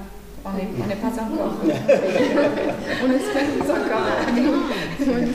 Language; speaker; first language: French; non-native, fluent; German